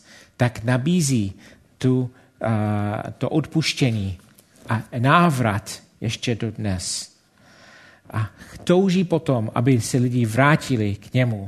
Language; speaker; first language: Czech; non-native, fluent; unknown